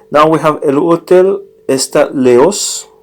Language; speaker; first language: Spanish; non-native, learner; English